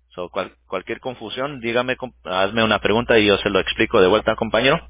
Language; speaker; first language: Spanish; early bilingual, heritage; English